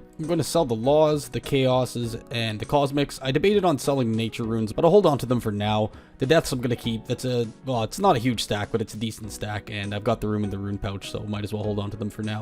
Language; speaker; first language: English; native; English